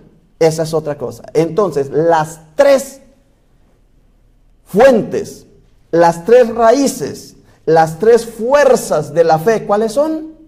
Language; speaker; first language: Spanish; native; Spanish